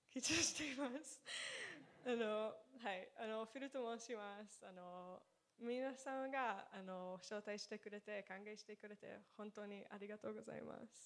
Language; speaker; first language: Japanese; non-native, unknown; Hebrew